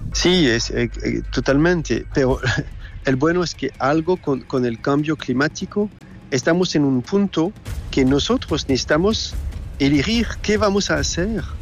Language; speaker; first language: Spanish; non-native, fluent; French